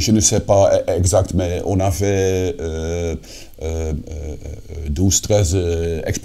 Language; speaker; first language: French; non-native, fluent; Dutch